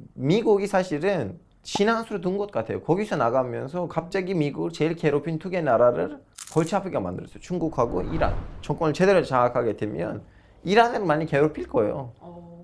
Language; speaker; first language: Korean; non-native, fluent; Turkish